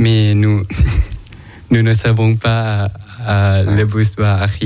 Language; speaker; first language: French; non-native, learner; Thai